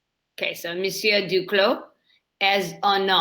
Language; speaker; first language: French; non-native, learner; English